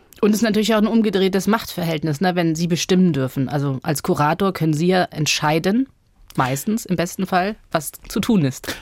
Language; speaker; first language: German; native; German